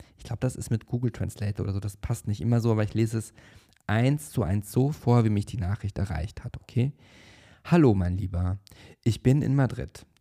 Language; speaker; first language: German; native; German